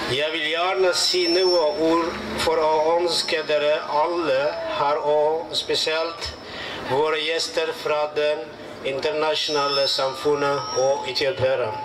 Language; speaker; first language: Norwegian; non-native, learner; Amharic